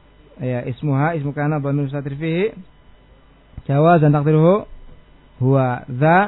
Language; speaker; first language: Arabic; non-native, fluent; Indonesian